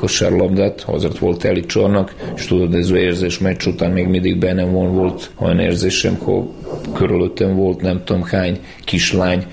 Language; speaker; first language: Hungarian; non-native, fluent; Serbian